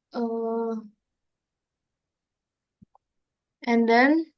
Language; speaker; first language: English; non-native, learner; Indonesian